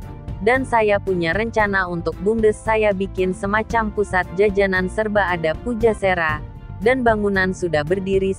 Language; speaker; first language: Indonesian; native; Indonesian